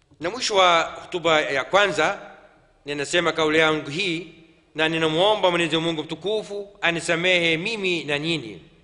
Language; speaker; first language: Swahili; non-native, fluent; Arabic